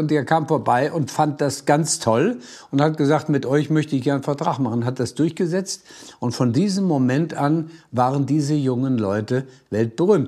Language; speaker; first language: German; native; German